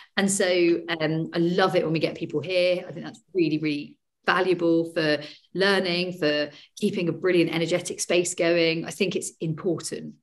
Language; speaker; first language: English; native; English